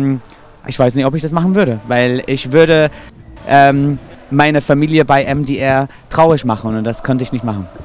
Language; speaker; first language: German; non-native, fluent; English